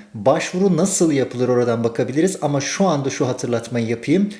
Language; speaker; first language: Turkish; native; Turkish